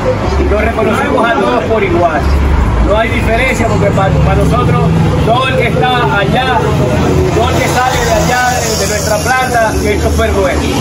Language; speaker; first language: Spanish; native; Spanish